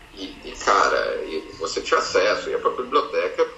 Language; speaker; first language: Portuguese; native; Portuguese